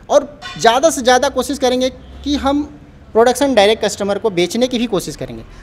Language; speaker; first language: Hindi; native; Hindi